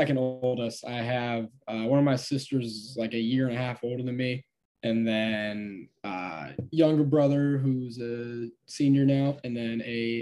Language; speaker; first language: English; native; English